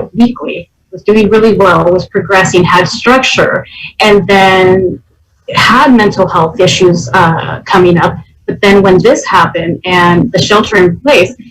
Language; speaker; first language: English; native; English